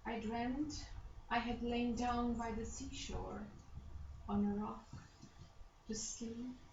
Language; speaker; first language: English; non-native, fluent; Romanian